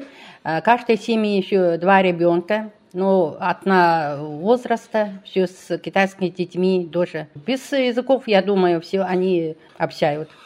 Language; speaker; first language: Russian; non-native, learner; Chinese